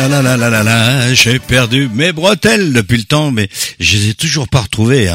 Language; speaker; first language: French; native; French